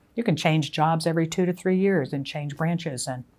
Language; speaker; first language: English; native; English